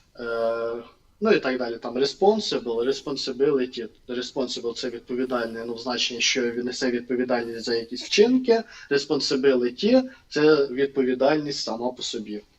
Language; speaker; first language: Ukrainian; non-native, local second language; Russian